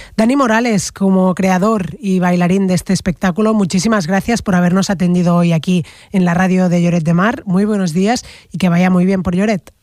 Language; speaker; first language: Spanish; non-native, local second language; Catalan